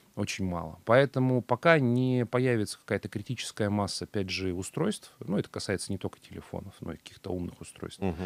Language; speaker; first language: Russian; native; Russian